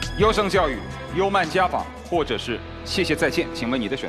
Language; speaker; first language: Chinese; native; Chinese